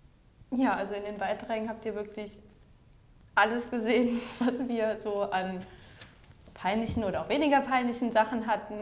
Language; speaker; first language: German; native; German